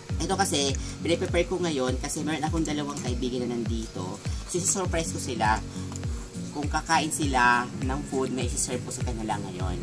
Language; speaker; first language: Filipino; non-native, local second language; Bikol